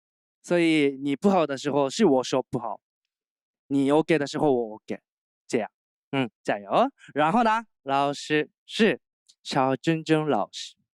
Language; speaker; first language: Chinese; non-native, learner; Japanese